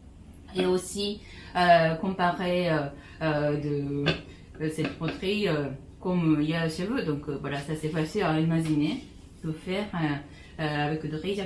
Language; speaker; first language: French; non-native, learner; Japanese